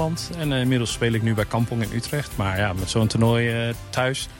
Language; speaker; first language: Dutch; native; Dutch